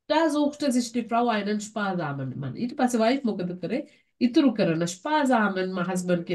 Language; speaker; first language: German; non-native, fluent; Sinhala